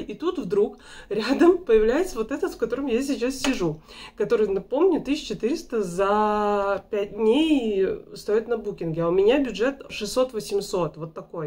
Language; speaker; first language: Russian; native; Russian